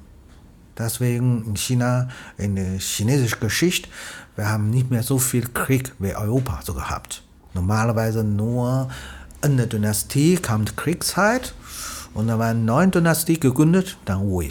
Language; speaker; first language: German; non-native, learner; Chinese